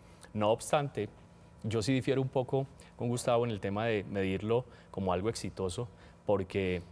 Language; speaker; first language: Spanish; native; Spanish